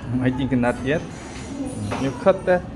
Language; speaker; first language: English; non-native, learner; Korean